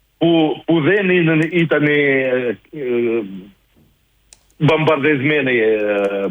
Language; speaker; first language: Greek; non-native, learner; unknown